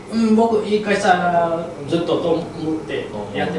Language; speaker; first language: Japanese; non-native, learner; Vietnamese